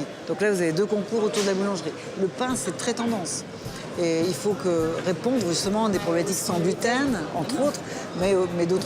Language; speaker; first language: French; native; French